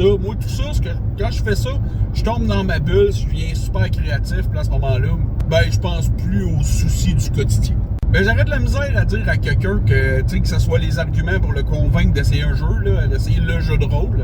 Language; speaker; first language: French; native; French